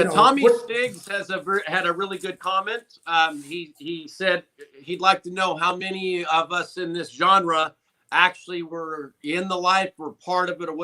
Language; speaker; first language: English; native; English